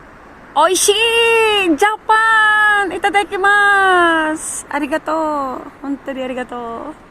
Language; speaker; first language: Japanese; non-native, learner; Filipino